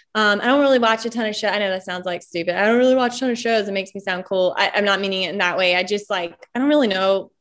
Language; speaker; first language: English; native; English